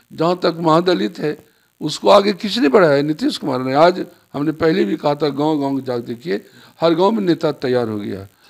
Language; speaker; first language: Hindi; native; Hindi